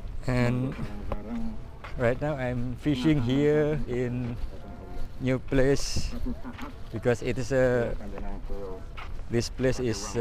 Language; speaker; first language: English; non-native, learner; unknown